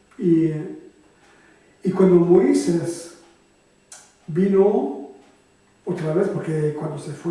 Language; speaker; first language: Spanish; non-native, fluent; French